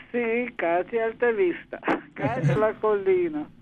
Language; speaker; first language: Spanish; early bilingual, other home language; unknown